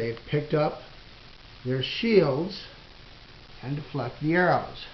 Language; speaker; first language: English; native; English